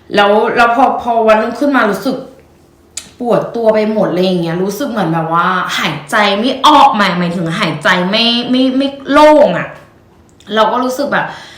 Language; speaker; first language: Thai; native; Thai